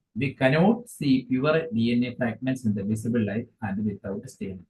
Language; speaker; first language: English; non-native, local second language; Malayalam